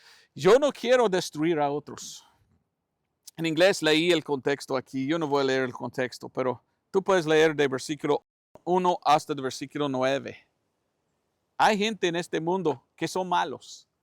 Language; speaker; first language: Spanish; non-native, fluent; English